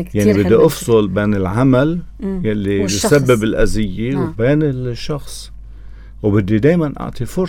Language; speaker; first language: Arabic; native; Arabic